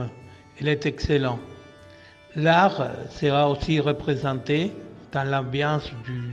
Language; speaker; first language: French; non-native, fluent; Spanish